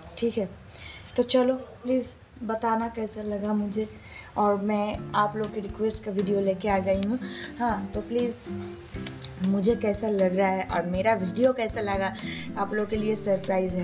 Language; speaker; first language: Hindi; non-native, local second language; Bangla